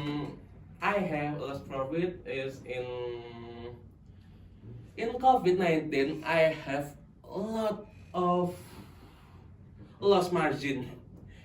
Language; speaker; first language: English; non-native, local second language; Indonesian